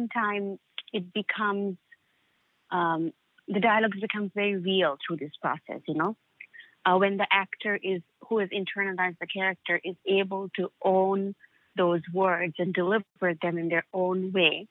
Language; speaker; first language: English; non-native, local second language; Bangla